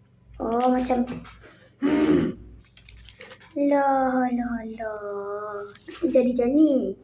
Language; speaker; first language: Malay; native; Malay